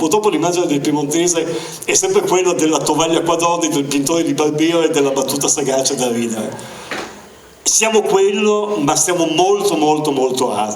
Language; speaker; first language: Italian; native; Italian